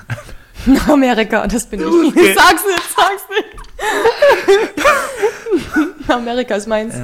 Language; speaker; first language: German; native; German